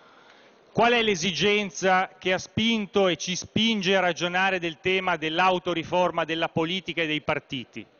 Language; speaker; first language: Italian; native; Italian